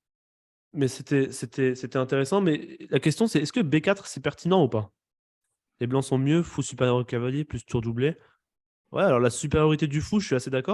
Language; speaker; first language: French; native; French